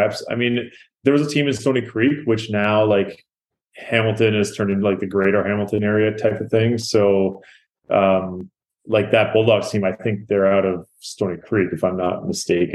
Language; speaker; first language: English; native; English